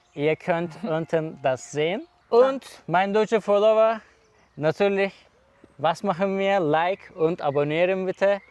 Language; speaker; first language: German; non-native, learner; Turkish